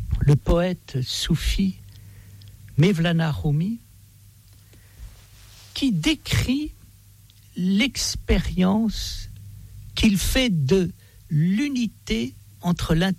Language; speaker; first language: French; native; French